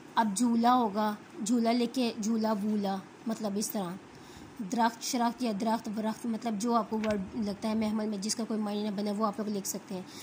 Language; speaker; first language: Urdu; native; Urdu